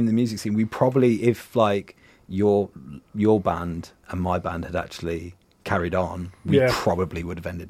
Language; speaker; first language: English; native; English